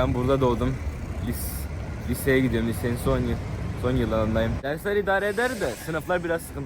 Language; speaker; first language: Turkish; early bilingual, heritage; Turkish